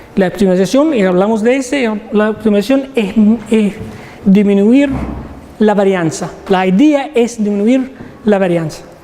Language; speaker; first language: Spanish; non-native, learner; Arabic